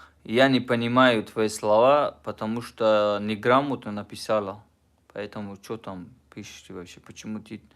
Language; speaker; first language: Russian; non-native, fluent; Tajik